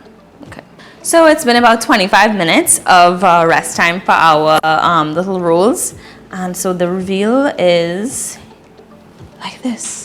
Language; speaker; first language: English; native; English